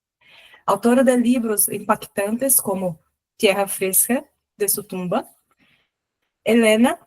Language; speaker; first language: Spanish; non-native, learner; Portuguese